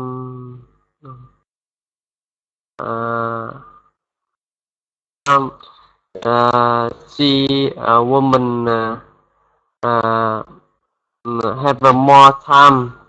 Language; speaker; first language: English; non-native, learner; Vietnamese